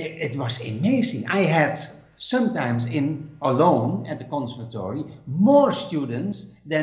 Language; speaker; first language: English; non-native, fluent; Dutch